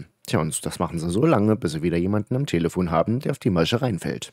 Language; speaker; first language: German; native; German